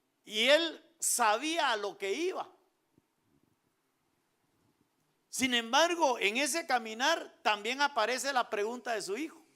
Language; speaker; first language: Spanish; native; Spanish